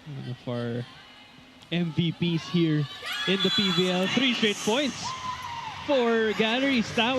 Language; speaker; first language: English; non-native, local second language; Filipino